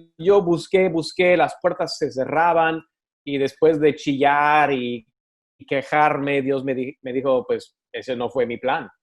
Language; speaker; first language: Spanish; early bilingual, other home language; English